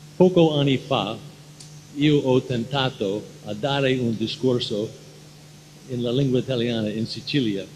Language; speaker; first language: Italian; non-native, learner; English